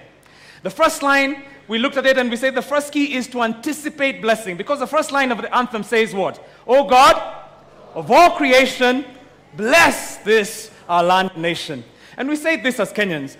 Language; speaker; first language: English; non-native, local second language; Kikuyu